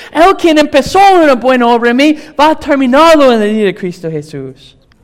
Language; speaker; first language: Spanish; non-native, fluent; English